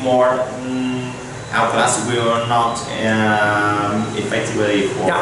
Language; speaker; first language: English; non-native, learner; Vietnamese